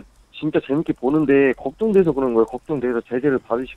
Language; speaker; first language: Korean; native; Korean